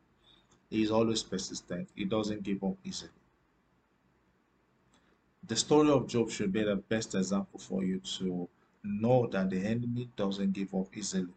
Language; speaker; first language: English; non-native, local second language; Yoruba